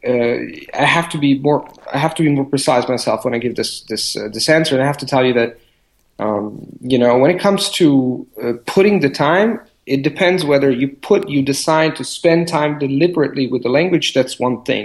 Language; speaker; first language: English; non-native, fluent; Italian